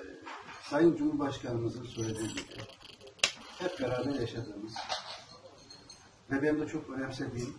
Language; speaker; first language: Turkish; native; Turkish